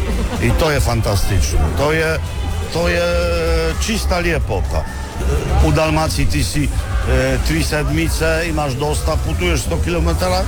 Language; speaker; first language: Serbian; non-native, fluent; Polish